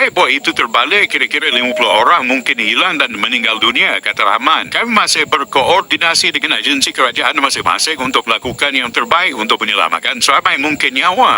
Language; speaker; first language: Malay; native; Malay